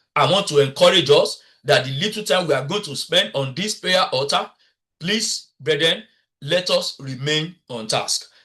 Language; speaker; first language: English; non-native, local second language; Yoruba